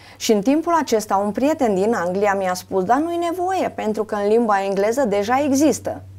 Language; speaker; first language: Romanian; native; Romanian